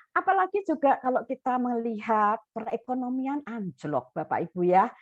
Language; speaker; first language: Indonesian; native; Indonesian